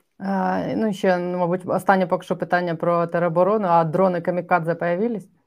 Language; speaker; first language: Ukrainian; native; Ukrainian